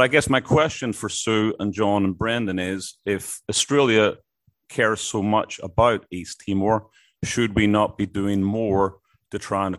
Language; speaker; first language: English; native; English